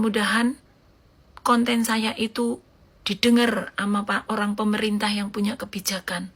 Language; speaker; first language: Indonesian; native; Indonesian